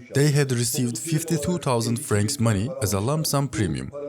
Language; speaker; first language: English; non-native, fluent; Turkish